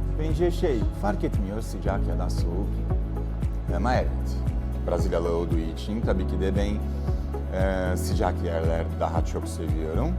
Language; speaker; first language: Turkish; non-native, learner; Portuguese